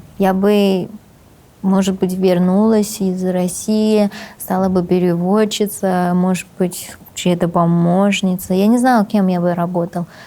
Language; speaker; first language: Russian; non-native, fluent; Chinese